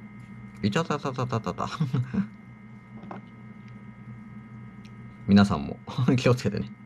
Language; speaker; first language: Japanese; native; Japanese